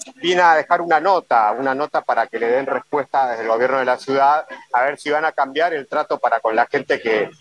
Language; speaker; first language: Spanish; native; Spanish